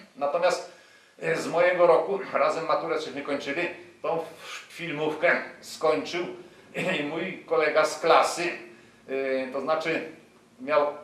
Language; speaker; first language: Polish; native; Polish